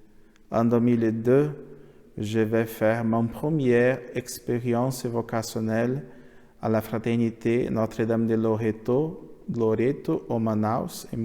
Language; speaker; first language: French; non-native, learner; Portuguese